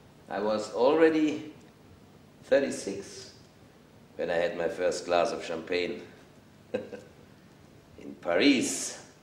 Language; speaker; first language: English; non-native, fluent; German